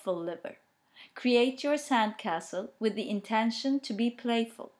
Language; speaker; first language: English; non-native, fluent; Turkish